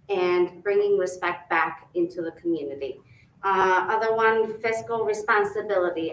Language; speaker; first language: English; early bilingual, other home language; Albanian